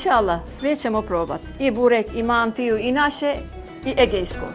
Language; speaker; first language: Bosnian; early bilingual, heritage; Bosnian